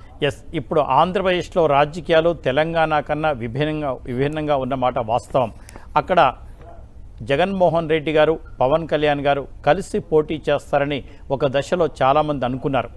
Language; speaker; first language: Telugu; native; Telugu